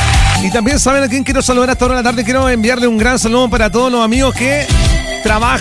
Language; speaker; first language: Spanish; native; Spanish